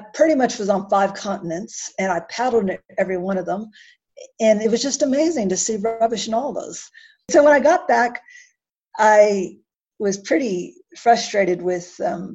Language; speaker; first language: English; native; English